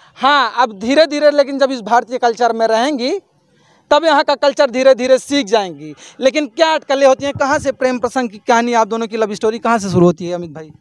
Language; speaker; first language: Hindi; native; Hindi